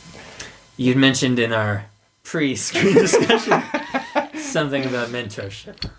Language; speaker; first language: English; native; English